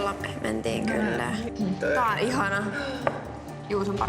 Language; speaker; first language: Finnish; native; Finnish